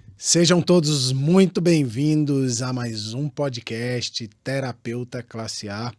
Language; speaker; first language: Portuguese; native; Portuguese